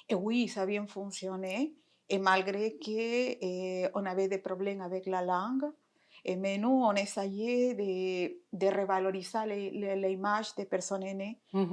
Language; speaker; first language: French; non-native, fluent; Spanish